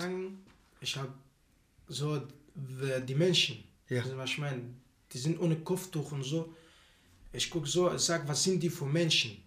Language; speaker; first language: German; non-native, learner; Arabic